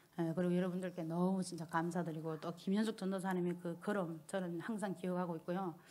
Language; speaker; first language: Korean; early bilingual, heritage; Korean